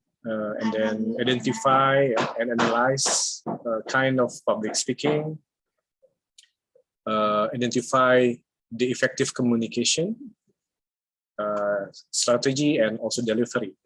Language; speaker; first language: English; non-native, fluent; Indonesian